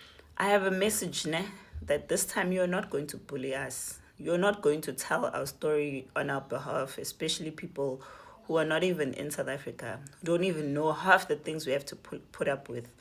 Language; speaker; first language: English; non-native, local second language; Zulu